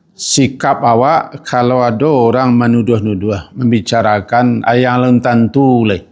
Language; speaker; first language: Malay; non-native, local second language; Minangkabau